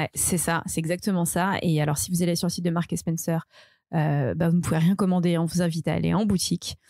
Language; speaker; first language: French; native; French